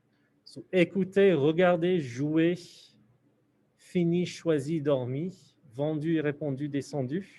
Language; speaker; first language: French; non-native, fluent; English